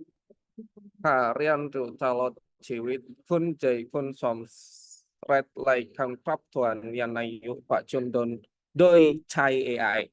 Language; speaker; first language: Thai; non-native, learner; Indonesian